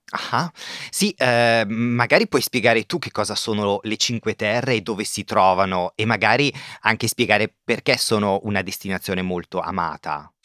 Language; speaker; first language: Italian; native; Italian